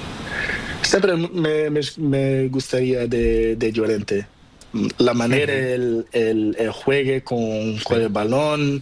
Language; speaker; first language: Spanish; non-native, learner; Portuguese